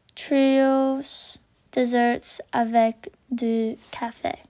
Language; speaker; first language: French; non-native, learner; English